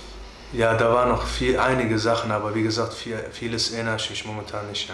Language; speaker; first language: German; early bilingual, other home language; Turkish